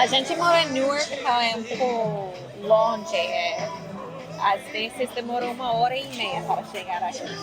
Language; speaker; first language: Portuguese; non-native, fluent; English